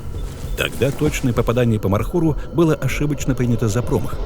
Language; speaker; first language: Russian; native; Russian